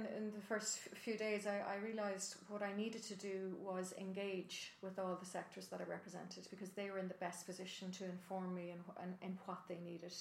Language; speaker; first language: English; native; English